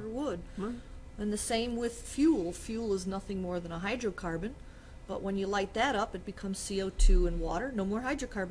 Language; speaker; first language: English; native; English